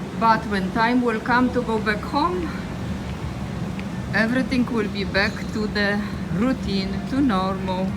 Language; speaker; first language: English; non-native, learner; Polish